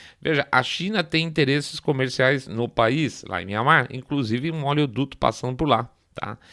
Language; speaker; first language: Portuguese; native; Portuguese